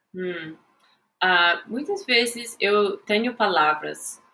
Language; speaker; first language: Portuguese; non-native, fluent; English